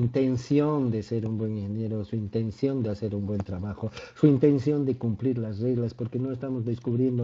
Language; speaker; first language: Spanish; native; Spanish